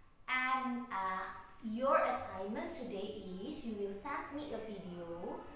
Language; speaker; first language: English; non-native, fluent; Indonesian